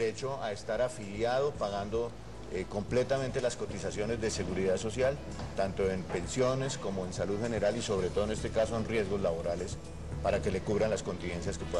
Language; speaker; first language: Spanish; native; Spanish